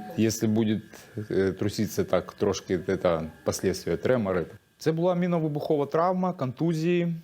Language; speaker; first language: Ukrainian; early bilingual, other home language; Russian